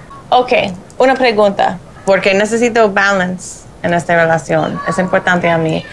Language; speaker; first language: Spanish; non-native, learner; English